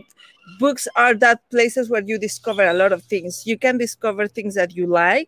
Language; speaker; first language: English; non-native, fluent; Spanish